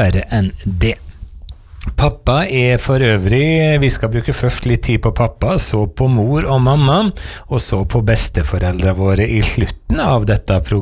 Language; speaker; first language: Norwegian; native; Norwegian